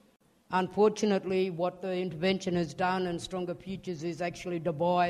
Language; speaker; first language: English; native; English